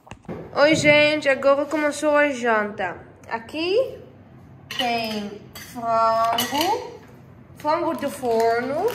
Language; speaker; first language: Portuguese; non-native, learner; Dutch